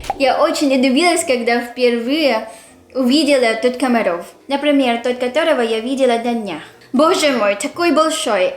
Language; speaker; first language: Russian; non-native, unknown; Filipino